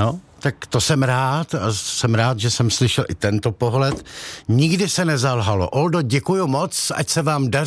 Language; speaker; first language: Czech; native; Czech